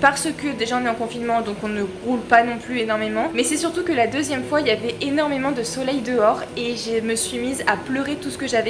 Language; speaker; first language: French; native; French